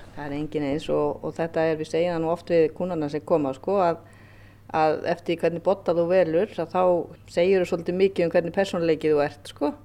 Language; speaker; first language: Icelandic; native; Icelandic